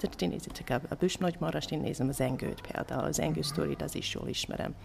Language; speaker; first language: Hungarian; non-native, fluent; English